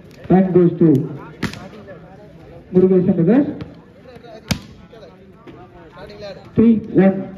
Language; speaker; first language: English; non-native, local second language; Tamil